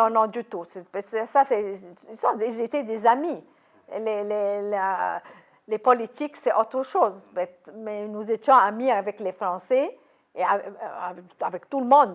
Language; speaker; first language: French; non-native, fluent; Arabic